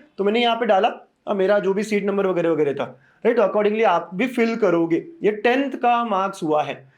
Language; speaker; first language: Hindi; native; Hindi